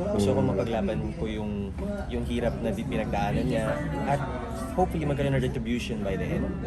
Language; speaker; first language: Filipino; native; Filipino